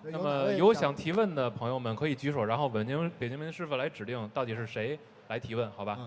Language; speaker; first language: Chinese; native; Chinese